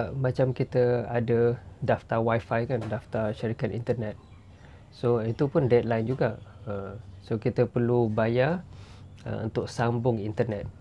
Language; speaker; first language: Malay; non-native, fluent; Western Cham